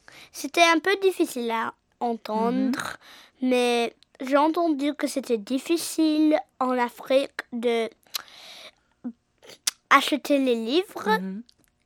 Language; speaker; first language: French; early bilingual, heritage; English